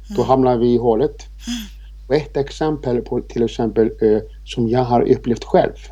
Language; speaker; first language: Swedish; non-native, fluent; Icelandic